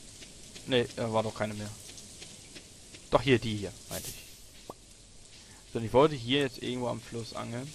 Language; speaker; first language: German; native; German